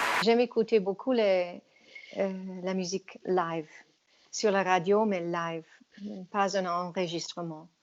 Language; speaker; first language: French; non-native, fluent; English